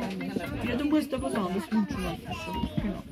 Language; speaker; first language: German; native; German